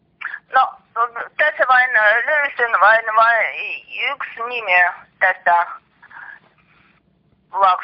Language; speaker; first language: Finnish; non-native, learner; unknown